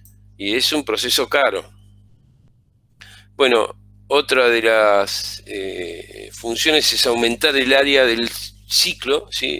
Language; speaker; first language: Spanish; native; Spanish